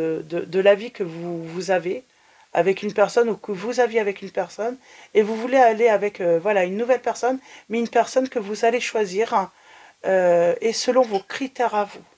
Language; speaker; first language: French; native; French